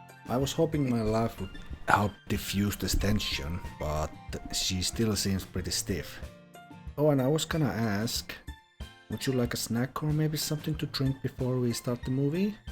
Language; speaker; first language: English; non-native, fluent; Finnish